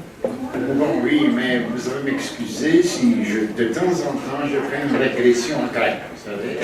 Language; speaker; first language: French; non-native, fluent; Greek